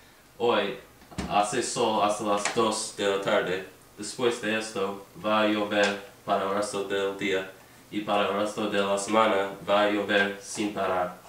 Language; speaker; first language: Spanish; non-native, learner; English